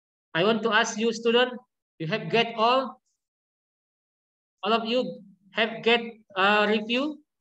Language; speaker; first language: English; non-native, learner; Indonesian